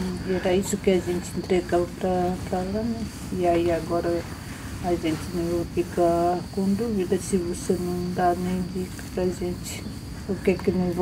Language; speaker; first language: Portuguese; non-native, local second language; Guarani